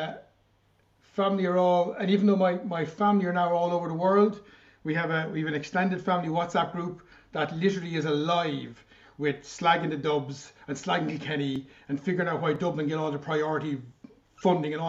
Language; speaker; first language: English; native; English